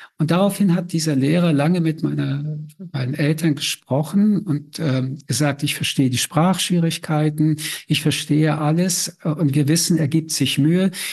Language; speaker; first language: German; early bilingual, other home language; French